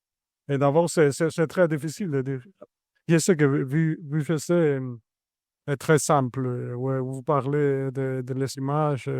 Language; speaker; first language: French; non-native, fluent; Spanish